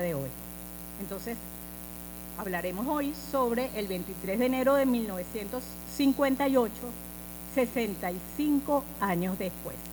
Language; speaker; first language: Spanish; native; Spanish